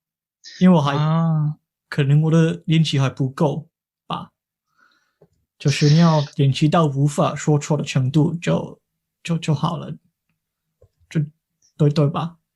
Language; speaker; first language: Chinese; non-native, fluent; English